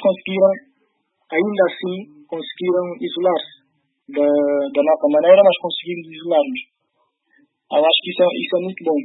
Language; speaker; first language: Portuguese; early bilingual, other home language; Upper Guinea Crioulo